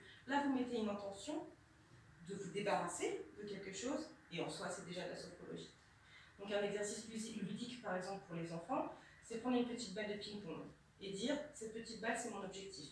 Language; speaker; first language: French; native; French